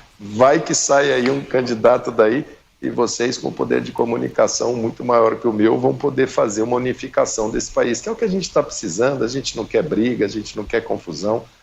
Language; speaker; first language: Portuguese; native; Portuguese